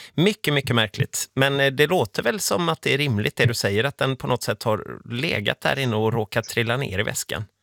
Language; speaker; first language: Swedish; native; Swedish